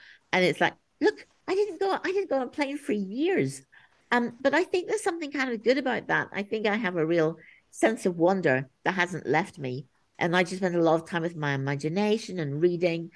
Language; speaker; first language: English; native; English